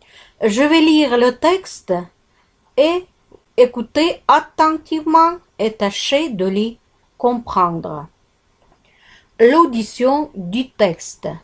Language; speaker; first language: French; non-native, fluent; Kazakh